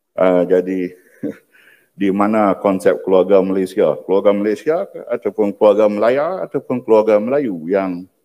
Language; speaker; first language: Malay; non-native, local second language; Iban